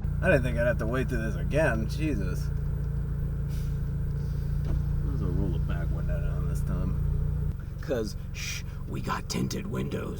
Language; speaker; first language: English; native; English